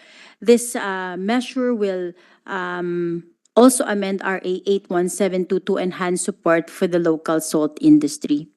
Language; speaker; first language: English; non-native, local second language; Filipino